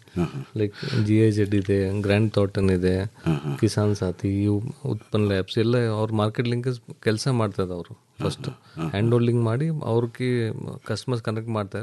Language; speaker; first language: Kannada; non-native, learner; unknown